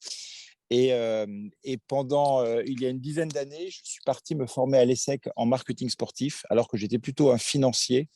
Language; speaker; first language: French; native; French